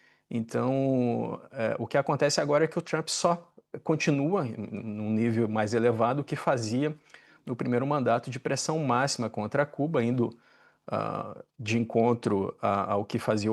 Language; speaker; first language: Portuguese; native; Portuguese